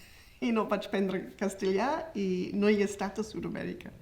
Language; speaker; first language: Catalan; non-native, fluent; English